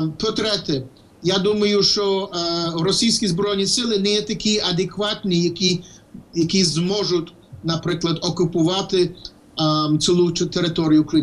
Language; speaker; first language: Ukrainian; early bilingual, heritage; Ukrainian